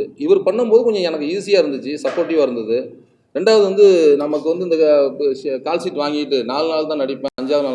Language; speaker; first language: Tamil; native; Tamil